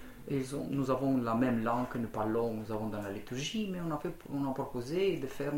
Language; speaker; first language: French; non-native, fluent; Romanian